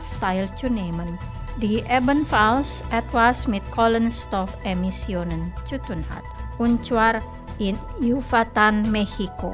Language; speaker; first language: German; non-native, fluent; Indonesian